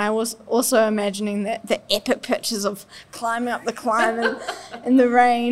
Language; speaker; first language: English; native; English